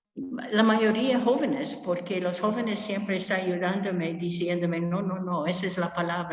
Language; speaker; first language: Spanish; non-native, fluent; English